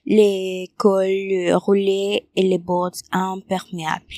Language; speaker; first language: French; non-native, learner; Spanish